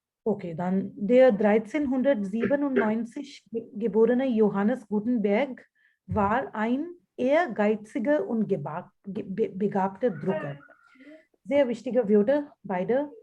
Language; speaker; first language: German; non-native, fluent; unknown